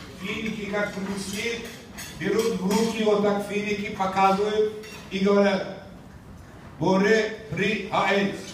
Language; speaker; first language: Russian; non-native, local second language; Tajik